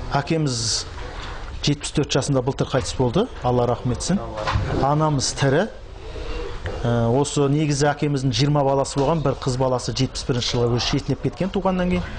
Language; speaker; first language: Kazakh; native; Kazakh